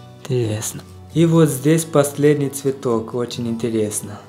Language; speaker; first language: Russian; non-native, learner; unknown